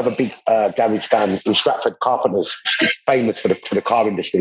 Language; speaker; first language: English; native; English